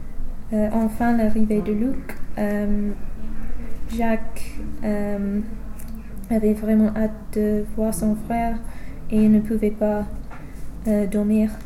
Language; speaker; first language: French; non-native, fluent; English